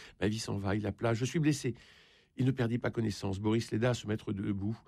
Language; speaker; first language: French; native; French